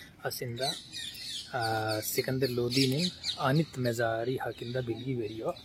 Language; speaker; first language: Turkish; non-native, fluent; Hindi